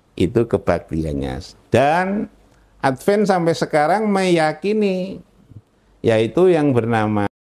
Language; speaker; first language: Indonesian; non-native, local second language; Javanese